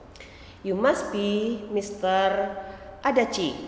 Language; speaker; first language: English; non-native, fluent; Indonesian